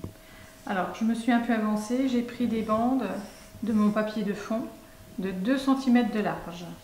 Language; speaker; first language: French; native; French